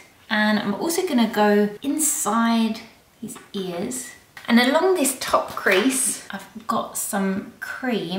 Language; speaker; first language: English; native; English